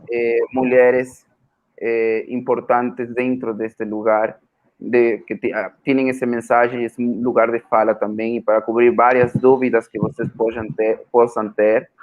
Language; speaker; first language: Portuguese; non-native, fluent; Spanish